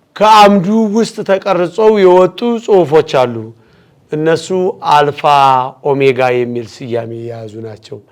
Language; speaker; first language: Amharic; native; Amharic